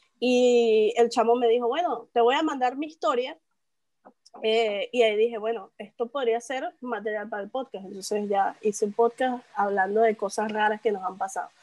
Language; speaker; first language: Spanish; native; Spanish